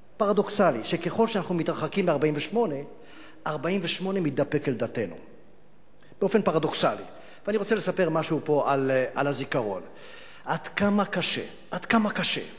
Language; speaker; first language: Hebrew; non-native, fluent; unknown